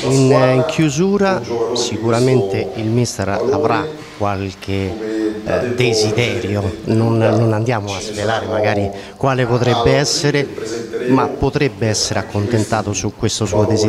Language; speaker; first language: Italian; native; Italian